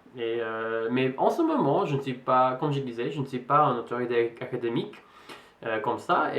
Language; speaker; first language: French; non-native, fluent; English